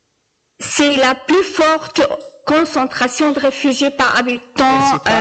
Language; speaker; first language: French; non-native, local second language; Arabic